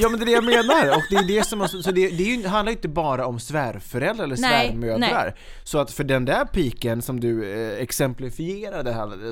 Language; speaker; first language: Swedish; native; Swedish